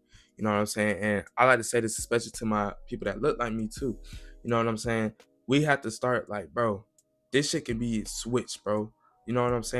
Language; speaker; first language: English; native; English